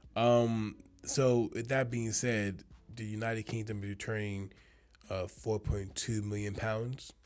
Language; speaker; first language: English; early bilingual, other home language; Yoruba